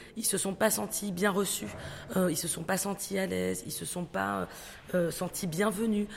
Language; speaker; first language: French; native; French